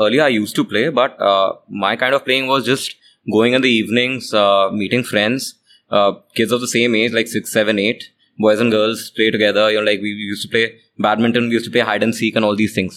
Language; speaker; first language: English; non-native, local second language; Hindi